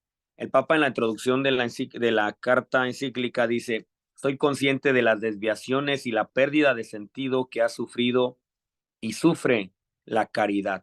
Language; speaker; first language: Spanish; native; Spanish